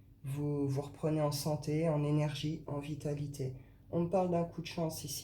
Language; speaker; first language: French; native; French